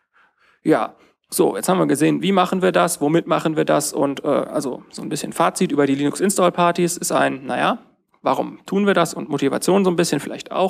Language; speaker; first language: German; native; German